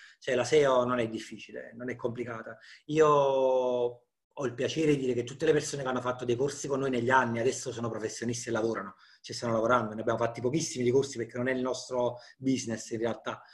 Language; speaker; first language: Italian; native; Italian